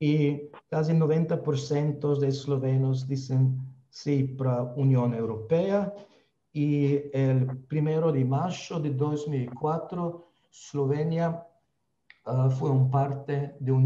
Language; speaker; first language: Spanish; non-native, fluent; Slovenian